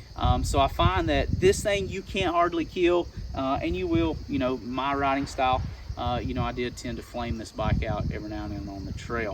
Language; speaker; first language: English; native; English